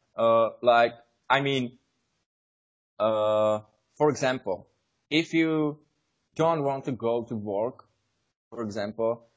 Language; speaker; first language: English; non-native, learner; Czech